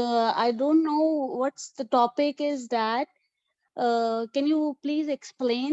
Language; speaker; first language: English; non-native, local second language; Urdu